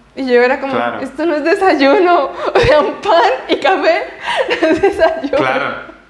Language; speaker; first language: Spanish; native; Spanish